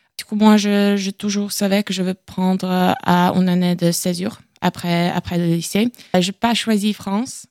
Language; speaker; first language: French; non-native, learner; Latvian